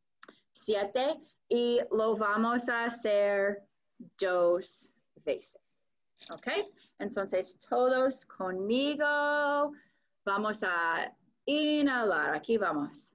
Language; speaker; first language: Spanish; non-native, fluent; English